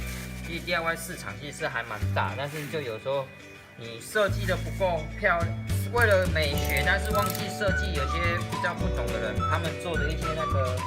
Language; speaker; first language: Chinese; native; Chinese